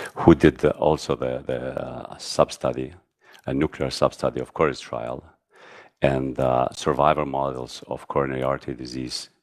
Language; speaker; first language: English; non-native, fluent; Albanian